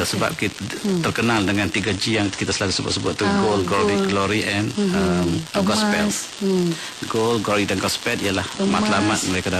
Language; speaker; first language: Malay; native; Malay